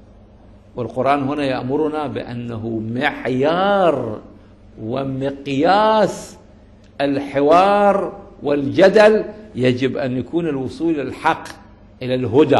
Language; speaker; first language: Arabic; native; Arabic